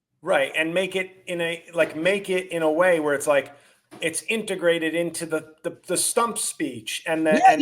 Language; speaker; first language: English; native; English